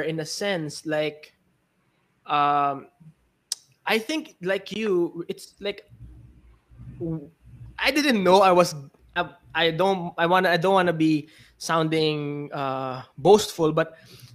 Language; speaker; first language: English; non-native, local second language; Filipino